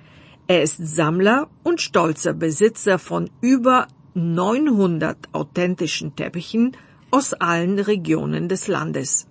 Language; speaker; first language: German; non-native, fluent; Bulgarian